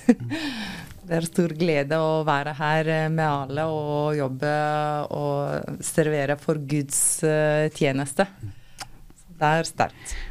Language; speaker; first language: Norwegian; non-native, fluent; Lithuanian